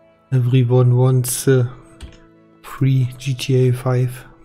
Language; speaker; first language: English; non-native, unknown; German